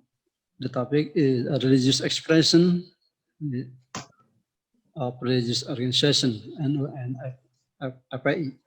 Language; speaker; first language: English; non-native, local second language; Indonesian